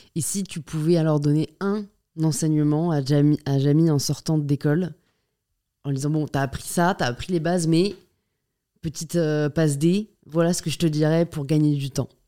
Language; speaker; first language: French; native; French